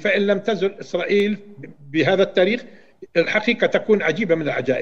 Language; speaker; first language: Arabic; native; Arabic